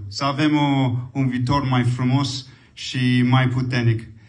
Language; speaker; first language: Romanian; non-native, fluent; English